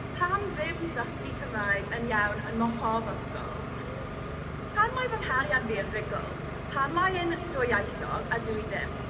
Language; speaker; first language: Welsh; non-native, local second language; English